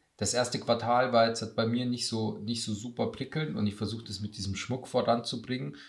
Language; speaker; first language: German; native; German